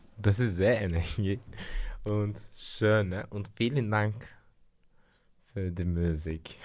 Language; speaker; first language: German; non-native, learner; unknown